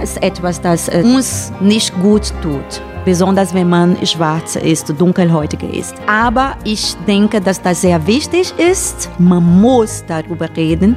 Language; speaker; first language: German; non-native, fluent; Portuguese